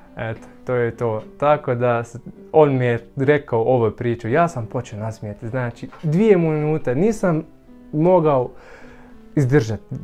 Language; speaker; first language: Bosnian; non-native, fluent; Arabic